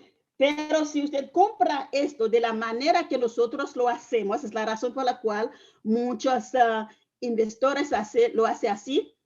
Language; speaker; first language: Spanish; non-native, fluent; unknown